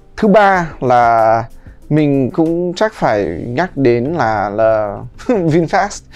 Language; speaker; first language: Vietnamese; early bilingual, heritage; Vietnamese